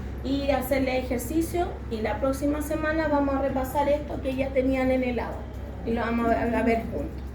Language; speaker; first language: Spanish; native; Spanish